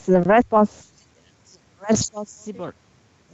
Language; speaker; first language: English; non-native, learner; Vietnamese